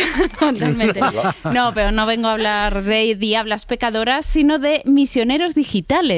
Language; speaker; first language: Spanish; native; Spanish